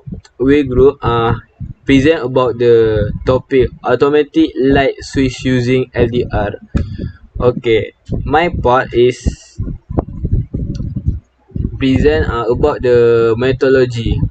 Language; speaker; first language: English; non-native, local second language; Malay